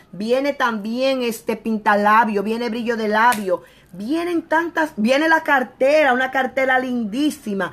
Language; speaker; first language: Spanish; native; Spanish